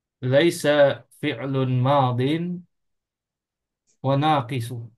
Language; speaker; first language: Arabic; non-native, learner; Indonesian